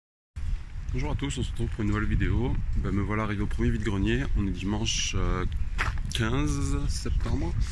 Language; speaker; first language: French; native; French